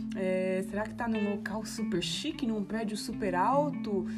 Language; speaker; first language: Portuguese; native; Portuguese